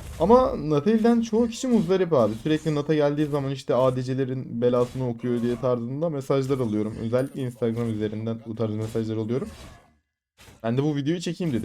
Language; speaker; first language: Turkish; native; Turkish